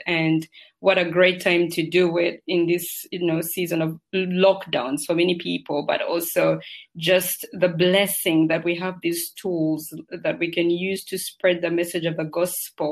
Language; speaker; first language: English; non-native, local second language; Ganda